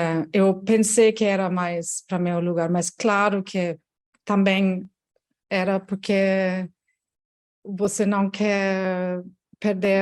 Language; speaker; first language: Portuguese; non-native, fluent; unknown